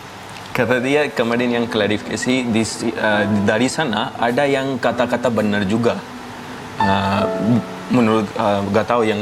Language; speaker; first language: Indonesian; non-native, fluent; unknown